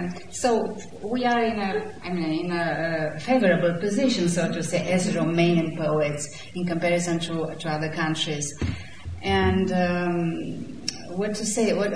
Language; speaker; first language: English; non-native, fluent; Romanian